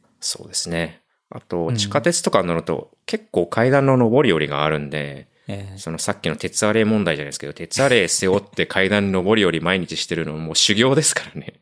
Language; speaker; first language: Japanese; native; Japanese